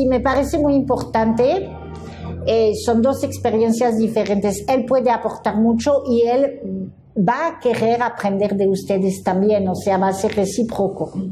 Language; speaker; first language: Spanish; non-native, fluent; French